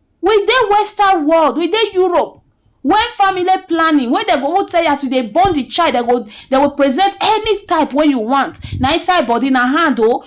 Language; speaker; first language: Nigerian Pidgin; native; Nigerian Pidgin